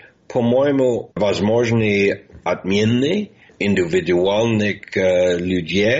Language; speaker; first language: Russian; non-native, fluent; English